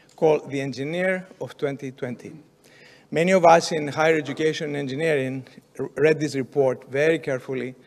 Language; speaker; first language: English; non-native, fluent; Greek